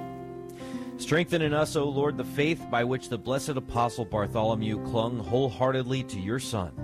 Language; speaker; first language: English; native; English